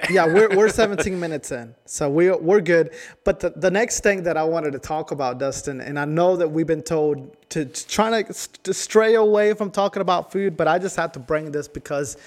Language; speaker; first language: English; non-native, fluent; Spanish